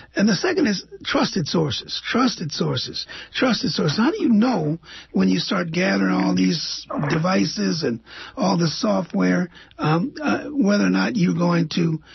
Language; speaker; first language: English; native; English